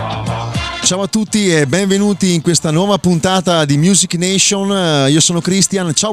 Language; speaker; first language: Italian; native; Italian